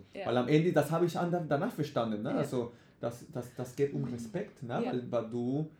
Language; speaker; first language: German; non-native, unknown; Spanish